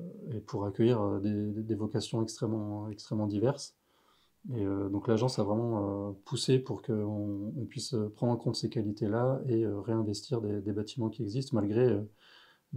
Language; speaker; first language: French; native; French